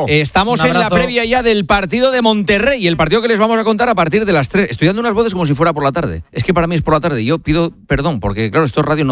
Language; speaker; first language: Spanish; native; Spanish